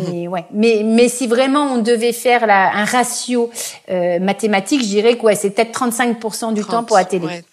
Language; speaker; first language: French; native; French